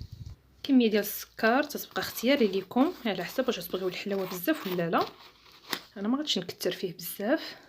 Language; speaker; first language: Arabic; native; Arabic